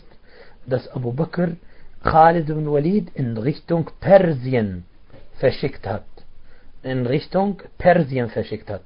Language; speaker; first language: German; non-native, fluent; Arabic